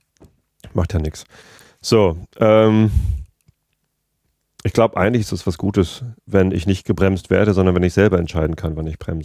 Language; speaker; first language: German; native; German